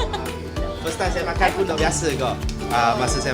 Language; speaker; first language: Malay; native; Malay